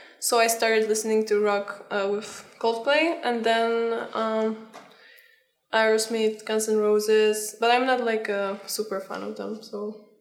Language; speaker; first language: English; non-native, fluent; Polish